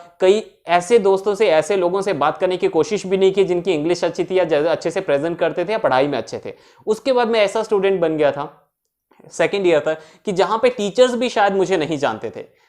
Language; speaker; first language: Hindi; native; Hindi